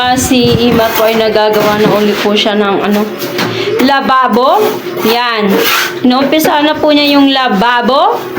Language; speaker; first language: Filipino; non-native, local second language; Cebuano